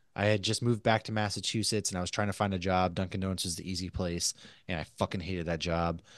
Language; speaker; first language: English; native; English